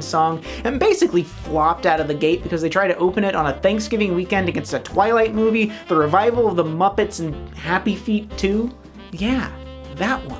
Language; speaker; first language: English; native; English